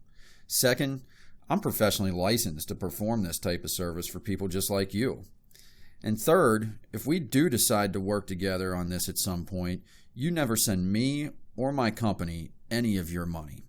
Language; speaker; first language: English; native; English